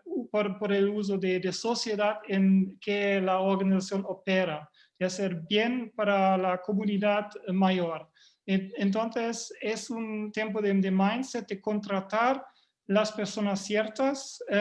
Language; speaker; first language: Spanish; non-native, fluent; German